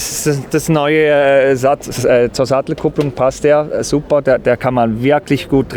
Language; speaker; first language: German; native; German